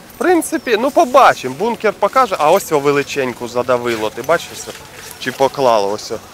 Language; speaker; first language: Ukrainian; non-native, local second language; Russian